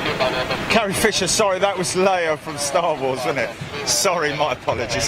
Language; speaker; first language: English; native; English